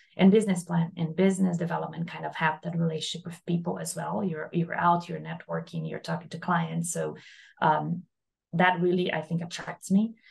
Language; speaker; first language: English; non-native, fluent; Portuguese